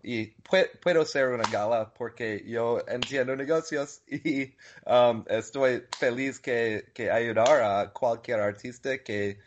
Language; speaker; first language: Spanish; non-native, learner; English